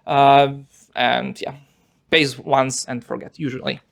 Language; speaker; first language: English; non-native, fluent; Polish